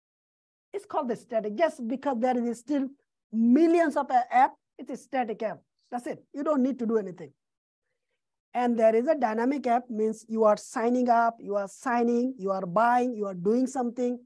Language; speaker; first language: English; non-native, fluent; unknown